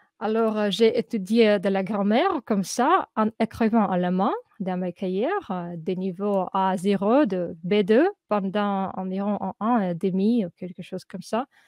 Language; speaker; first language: French; non-native, fluent; Russian